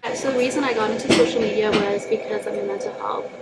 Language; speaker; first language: English; early bilingual, other home language; Punjabi